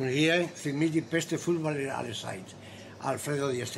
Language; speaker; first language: German; non-native, fluent; Spanish